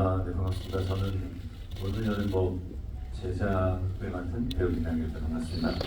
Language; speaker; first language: Korean; native; Korean